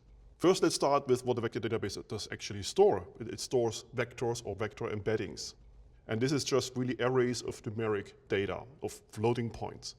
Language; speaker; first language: English; non-native, fluent; German